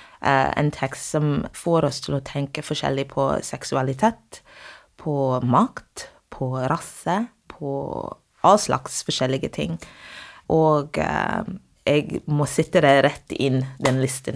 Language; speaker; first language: Norwegian; non-native, fluent; English